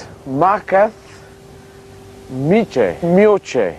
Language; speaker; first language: Dutch; non-native, learner; English